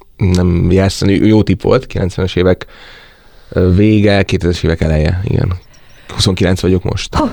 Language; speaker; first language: Hungarian; native; Hungarian